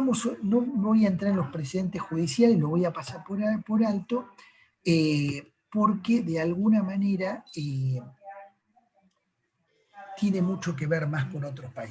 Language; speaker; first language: Spanish; native; Spanish